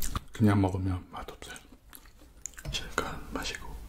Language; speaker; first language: Korean; non-native, fluent; Dutch